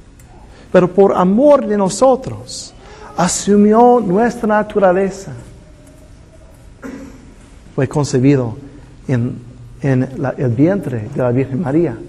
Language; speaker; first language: Spanish; non-native, fluent; English